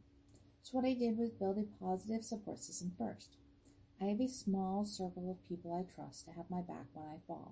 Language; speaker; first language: English; native; English